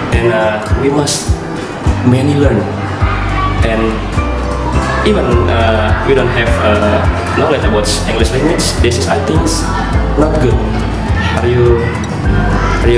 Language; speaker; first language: English; non-native, learner; Indonesian